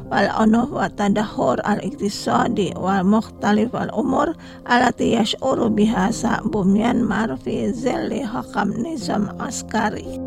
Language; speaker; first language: Arabic; non-native, fluent; Indonesian